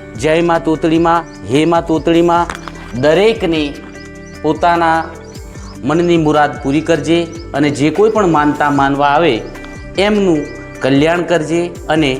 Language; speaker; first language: Gujarati; native; Gujarati